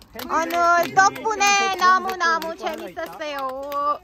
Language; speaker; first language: Korean; non-native, fluent; Persian